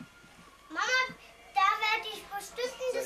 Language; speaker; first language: German; native; German